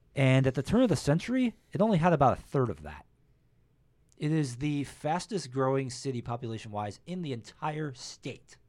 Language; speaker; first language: English; native; English